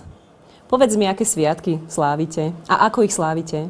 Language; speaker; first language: Slovak; native; Slovak